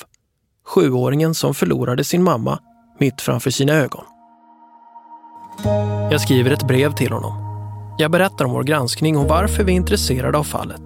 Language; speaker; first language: Swedish; native; Swedish